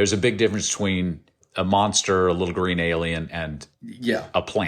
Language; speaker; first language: English; native; English